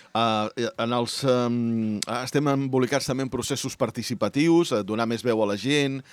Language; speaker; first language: Catalan; native; Catalan